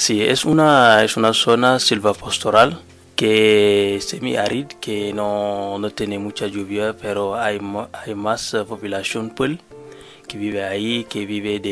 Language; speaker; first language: Spanish; non-native, learner; Wolof